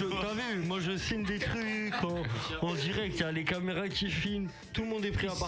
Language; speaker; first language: French; native; French